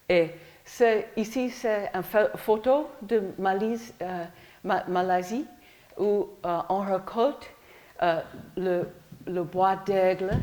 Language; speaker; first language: French; non-native, fluent; English